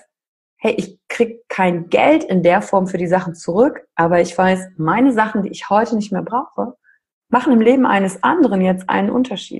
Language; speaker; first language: German; native; German